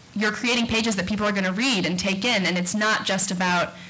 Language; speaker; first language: English; native; English